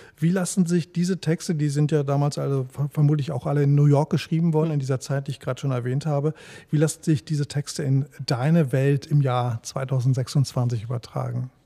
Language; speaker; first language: German; native; German